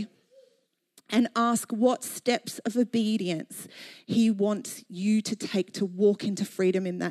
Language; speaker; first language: English; native; English